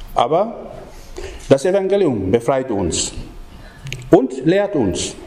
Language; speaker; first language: German; non-native, fluent; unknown